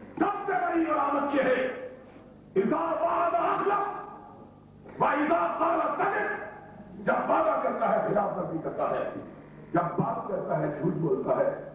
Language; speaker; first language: Urdu; non-native, local second language; Punjabi